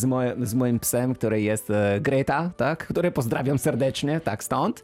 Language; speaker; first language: Polish; non-native, fluent; Italian